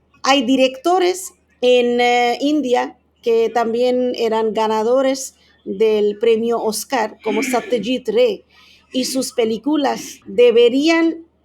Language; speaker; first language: Spanish; non-native, fluent; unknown